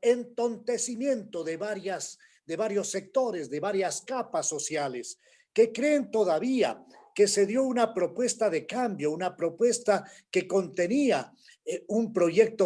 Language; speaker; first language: Spanish; native; Spanish